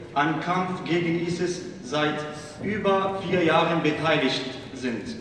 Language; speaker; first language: German; non-native, fluent; Arabic